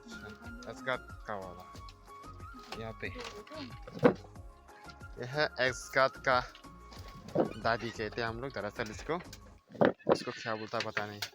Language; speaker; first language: Hindi; non-native, local second language; Chakma